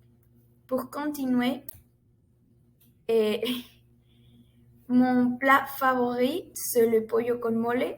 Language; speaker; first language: French; non-native, learner; Spanish